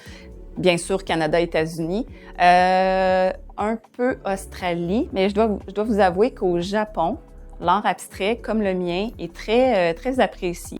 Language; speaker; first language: French; native; French